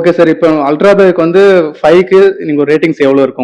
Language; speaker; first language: Tamil; native; Tamil